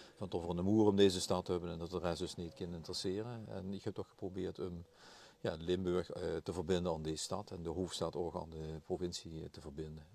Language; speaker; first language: Dutch; non-native, local second language; Limburgish